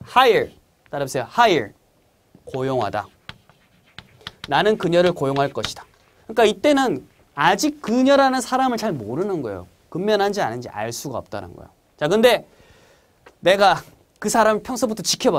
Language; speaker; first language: Korean; native; Korean